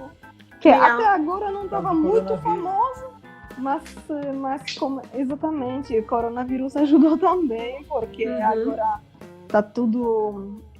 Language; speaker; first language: Portuguese; non-native, fluent; Polish